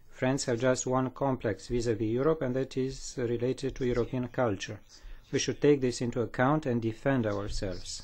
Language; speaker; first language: English; non-native, fluent; Romanian